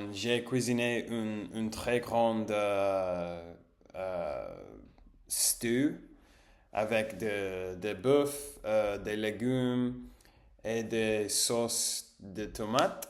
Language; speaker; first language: French; non-native, learner; English